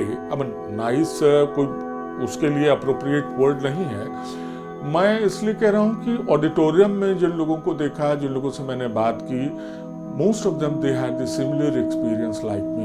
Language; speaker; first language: Hindi; native; Hindi